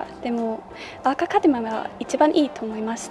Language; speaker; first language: Japanese; non-native, learner; Swedish